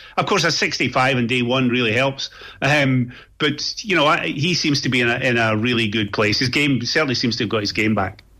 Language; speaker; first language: English; native; English